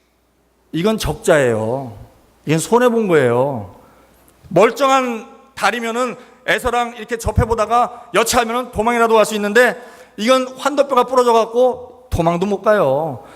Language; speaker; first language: Korean; native; Korean